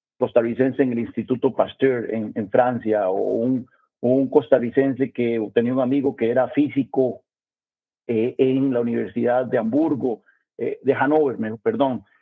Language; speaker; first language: Spanish; native; Spanish